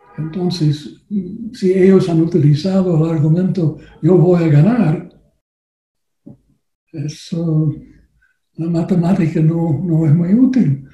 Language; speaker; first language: Spanish; non-native, learner; English